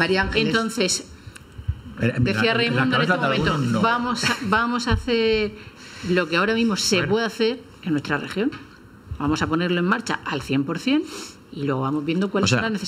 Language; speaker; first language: Spanish; native; Spanish